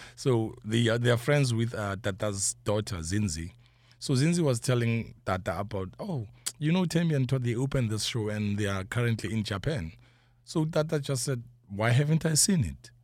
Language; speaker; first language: English; non-native, local second language; Zulu